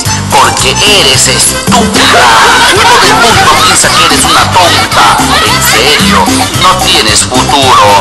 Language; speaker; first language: Spanish; native; Spanish